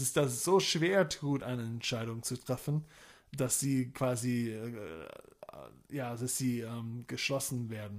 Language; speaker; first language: German; non-native, fluent; English